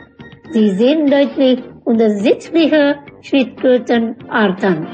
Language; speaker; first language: German; non-native, learner; Indonesian